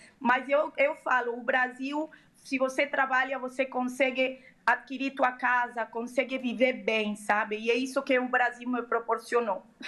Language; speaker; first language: Portuguese; non-native, fluent; Arabic